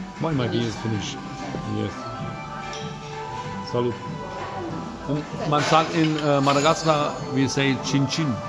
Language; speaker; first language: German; early bilingual, other home language; Turkish